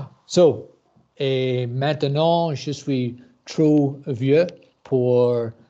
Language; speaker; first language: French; non-native, learner; English